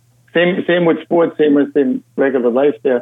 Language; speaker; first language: English; non-native, fluent; German